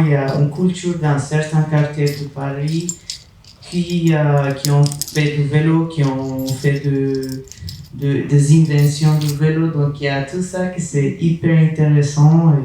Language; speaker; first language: French; non-native, fluent; Spanish